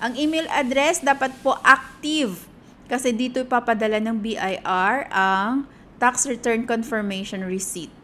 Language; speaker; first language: Filipino; native; Filipino